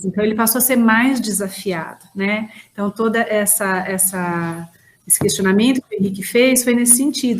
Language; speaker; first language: Portuguese; native; Portuguese